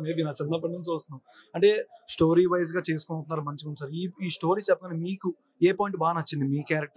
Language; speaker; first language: Telugu; native; Telugu